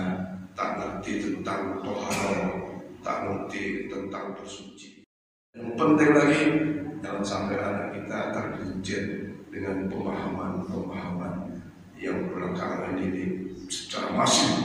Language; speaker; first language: Indonesian; native; Indonesian